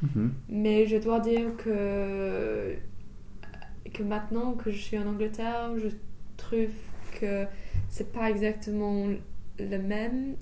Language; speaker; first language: French; non-native, fluent; English